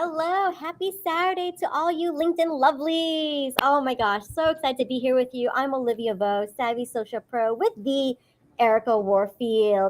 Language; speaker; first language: English; native; English